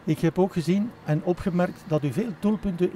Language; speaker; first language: Dutch; native; Dutch